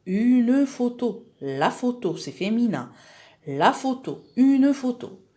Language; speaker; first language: French; non-native, local second language; Arabic